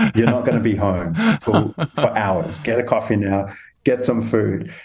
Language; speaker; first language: English; native; English